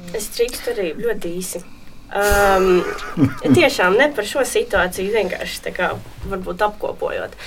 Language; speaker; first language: Latvian; non-native, local second language; Russian